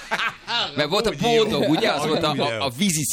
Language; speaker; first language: Hungarian; native; Hungarian